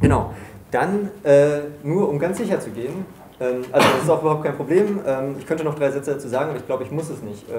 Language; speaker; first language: German; native; German